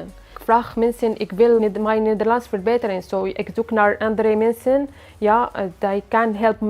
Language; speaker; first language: Dutch; non-native, learner; Arabic